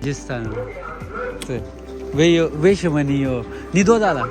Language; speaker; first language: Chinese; non-native, learner; Urdu